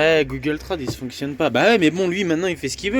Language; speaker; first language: French; native; French